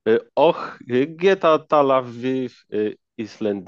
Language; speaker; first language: Icelandic; non-native, learner; Polish